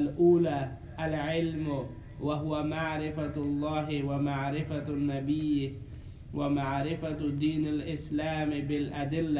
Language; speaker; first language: Arabic; non-native, learner; English